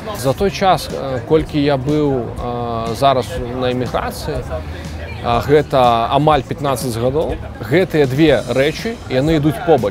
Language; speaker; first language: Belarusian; non-native, local second language; Russian